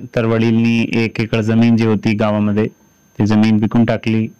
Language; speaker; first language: Marathi; non-native, fluent; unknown